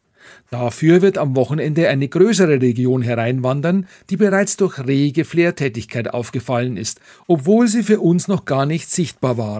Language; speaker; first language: German; native; German